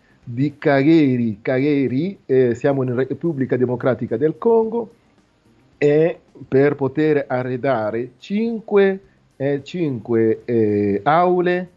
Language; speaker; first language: Italian; non-native, fluent; Nande